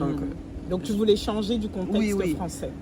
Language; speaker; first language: French; native; French